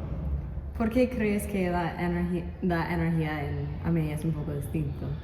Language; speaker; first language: Spanish; non-native, learner; English